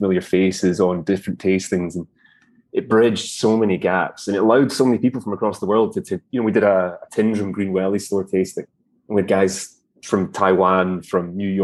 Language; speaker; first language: English; native; English